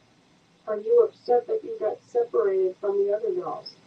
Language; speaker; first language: English; native; English